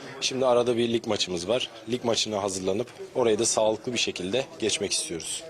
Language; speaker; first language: Turkish; native; Turkish